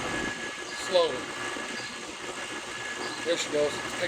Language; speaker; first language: English; native; English